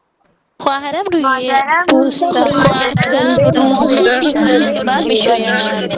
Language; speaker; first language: Persian; non-native, learner; Urdu